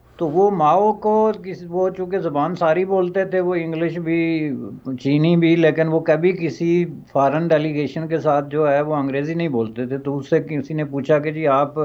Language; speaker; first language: Urdu; non-native, local second language; Pahari-Potwari